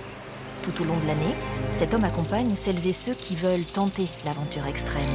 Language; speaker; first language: French; native; French